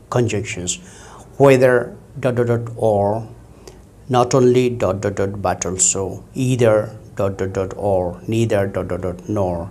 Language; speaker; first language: English; non-native, local second language; Bangla